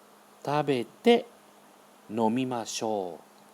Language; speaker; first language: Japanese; non-native, fluent; Vietnamese